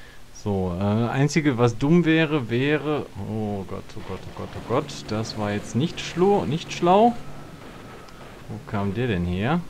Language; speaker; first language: German; native; German